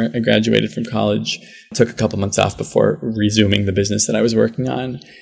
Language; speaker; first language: English; native; English